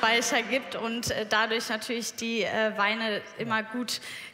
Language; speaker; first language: German; native; German